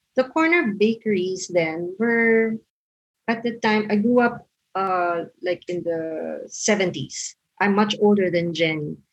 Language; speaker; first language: English; non-native, local second language; Filipino